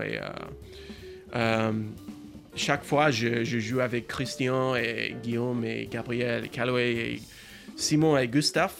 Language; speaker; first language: French; non-native, learner; English